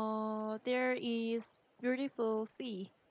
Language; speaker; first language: English; non-native, learner; Korean